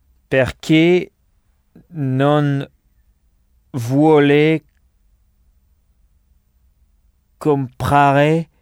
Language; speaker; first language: Italian; non-native, learner; French